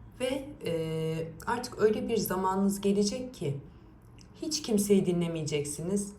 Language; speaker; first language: Turkish; native; Turkish